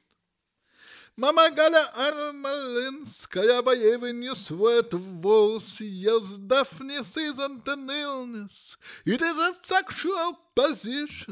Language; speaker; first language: English; non-native, fluent; Ukrainian